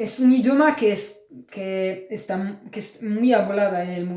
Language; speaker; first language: Spanish; non-native, learner; French